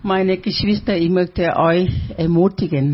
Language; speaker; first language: German; non-native, fluent; Thai